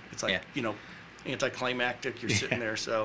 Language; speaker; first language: English; native; English